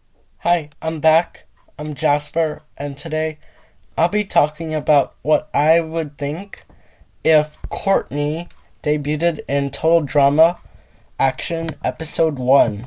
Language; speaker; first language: English; native; English